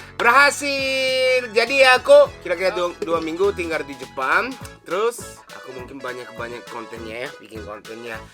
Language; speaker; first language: Indonesian; non-native, fluent; Japanese